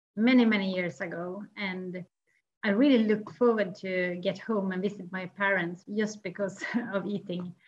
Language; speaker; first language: English; non-native, fluent; Swedish